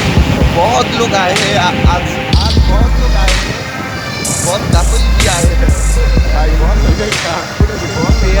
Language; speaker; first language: Hindi; non-native, learner; Bangla